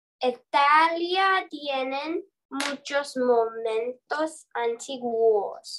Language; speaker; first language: Spanish; non-native, learner; English